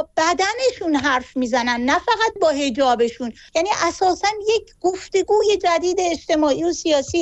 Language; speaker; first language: Persian; native; Persian